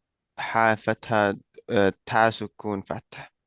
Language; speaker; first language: Arabic; non-native, learner; Estonian